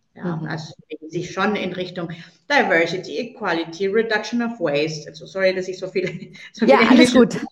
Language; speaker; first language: German; non-native, fluent; Spanish